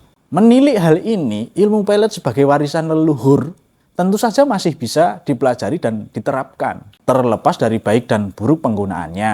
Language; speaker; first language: Indonesian; native; Indonesian